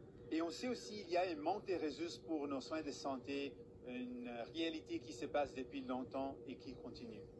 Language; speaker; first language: French; non-native, fluent; English